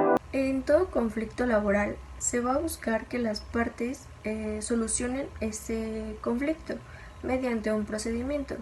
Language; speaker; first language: Spanish; native; Spanish